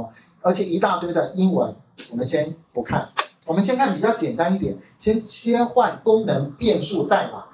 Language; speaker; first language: Chinese; native; Chinese